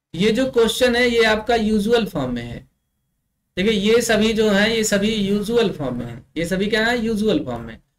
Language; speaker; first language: Hindi; native; Hindi